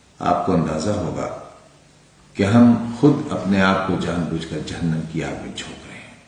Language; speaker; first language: Urdu; native; Urdu